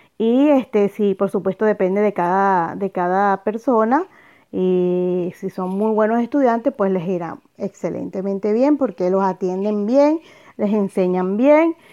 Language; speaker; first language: Spanish; native; Spanish